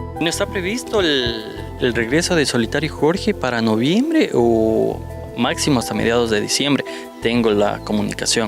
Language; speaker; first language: Spanish; native; Spanish